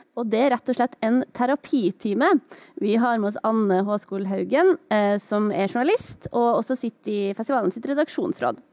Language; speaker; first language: Norwegian; native; Norwegian